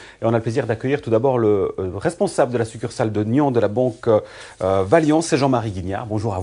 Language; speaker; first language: French; native; French